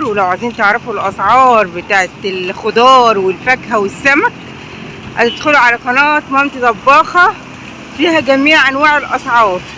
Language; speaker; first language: Arabic; native; Arabic